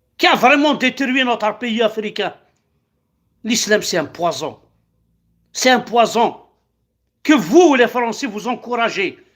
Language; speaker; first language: French; non-native, local second language; Kabyle